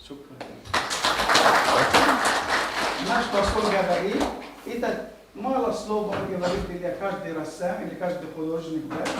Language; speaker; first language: Russian; non-native, learner; Arabic